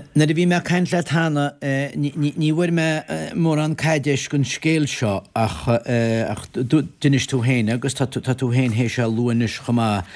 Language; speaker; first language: Irish; native; Irish